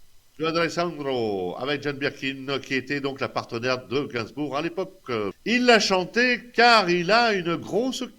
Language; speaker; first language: French; native; French